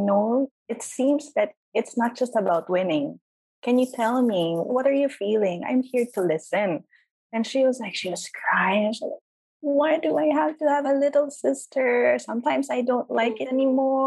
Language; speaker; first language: English; non-native, local second language; Filipino